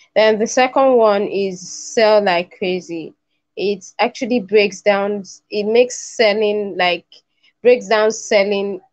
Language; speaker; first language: English; non-native, local second language; Igbo